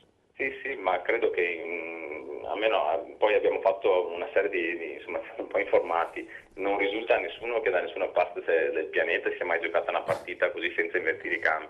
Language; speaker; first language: Italian; native; Italian